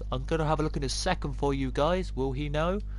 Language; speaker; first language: English; native; English